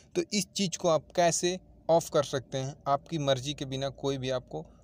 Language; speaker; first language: Hindi; native; Hindi